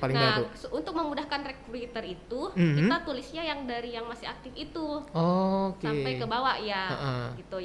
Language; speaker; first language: Indonesian; native; Indonesian